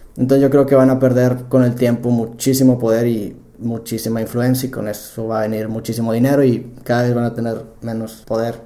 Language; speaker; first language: Spanish; native; Spanish